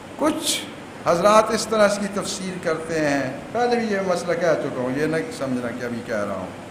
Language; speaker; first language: Urdu; non-native, local second language; Punjabi